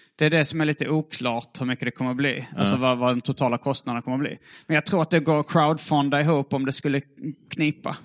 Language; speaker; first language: Swedish; native; Swedish